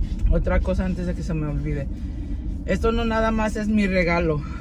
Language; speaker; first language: Spanish; early bilingual, heritage; Spanish